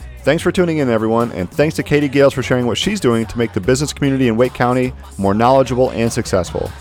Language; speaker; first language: English; native; English